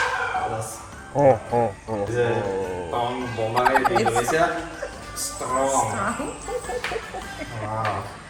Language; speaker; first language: Indonesian; non-native, learner; German